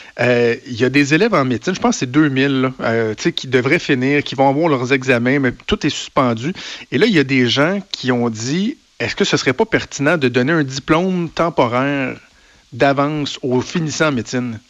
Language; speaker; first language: French; native; French